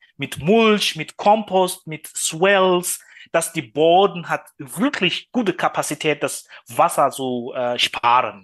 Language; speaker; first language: German; non-native, learner; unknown